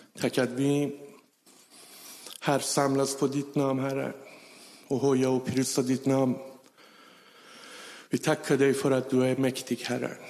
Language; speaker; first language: Swedish; non-native, fluent; Persian